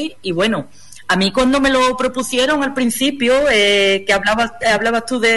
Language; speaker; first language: Spanish; native; Spanish